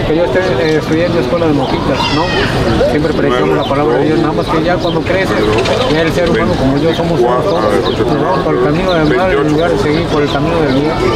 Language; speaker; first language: Spanish; native; Spanish